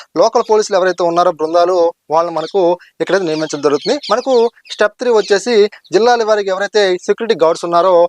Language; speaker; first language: Telugu; native; Telugu